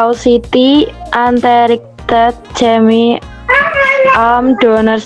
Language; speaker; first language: German; non-native, learner; Indonesian